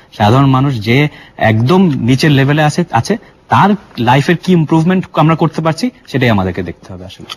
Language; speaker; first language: Bangla; native; Bangla